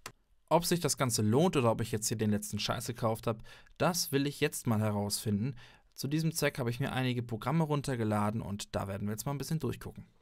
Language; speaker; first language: German; native; German